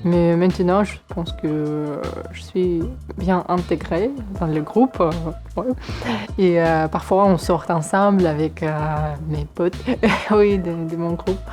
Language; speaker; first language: French; non-native, fluent; Ukrainian